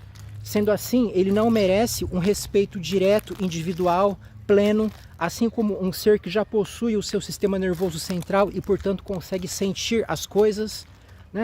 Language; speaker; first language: Portuguese; native; Portuguese